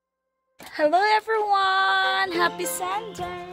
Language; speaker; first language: English; non-native, learner; Filipino